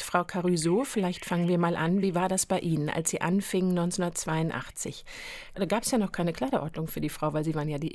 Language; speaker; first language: German; native; German